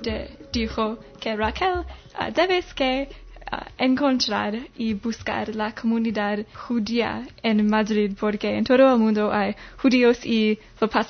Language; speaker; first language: Spanish; non-native, learner; English